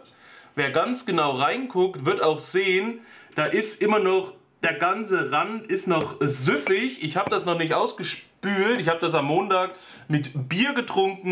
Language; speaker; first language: German; native; German